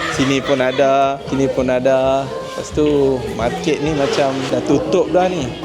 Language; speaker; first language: Malay; native; Malay